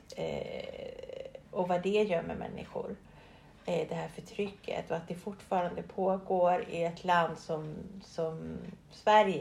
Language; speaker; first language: Swedish; early bilingual, other home language; Spanish